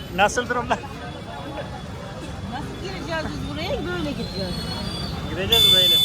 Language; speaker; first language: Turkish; non-native, fluent; Hindi